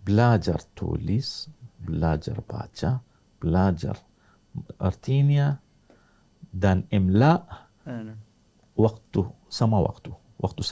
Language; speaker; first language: Indonesian; non-native, learner; Arabic